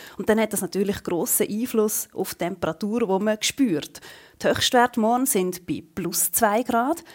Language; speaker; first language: German; native; German